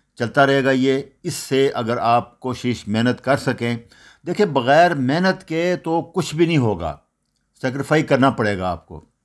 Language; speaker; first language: Urdu; non-native, local second language; Punjabi